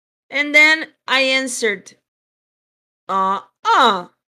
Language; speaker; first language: English; non-native, fluent; Portuguese